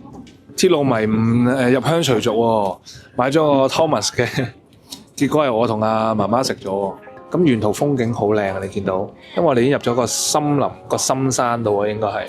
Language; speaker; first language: Cantonese; native; Cantonese